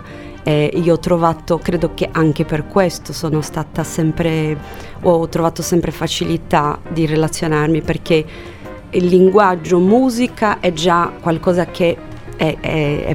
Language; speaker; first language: Italian; non-native, fluent; Portuguese